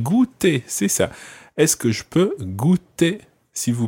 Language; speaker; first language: French; non-native, fluent; English